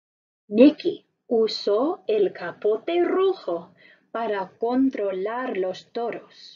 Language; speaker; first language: Spanish; non-native, fluent; English